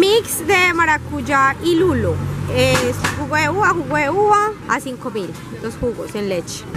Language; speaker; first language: Spanish; native; Spanish